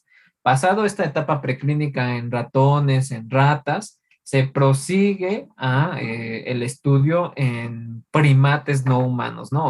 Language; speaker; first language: Spanish; native; Spanish